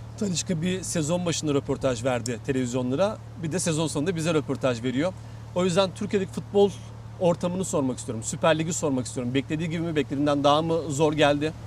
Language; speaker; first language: Turkish; native; Turkish